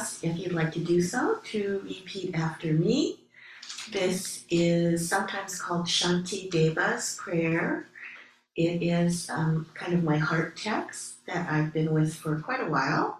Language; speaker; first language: English; native; English